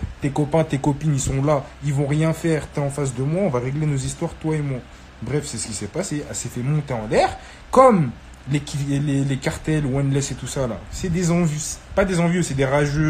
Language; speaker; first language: French; native; French